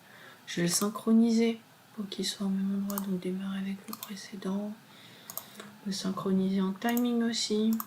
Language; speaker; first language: French; native; French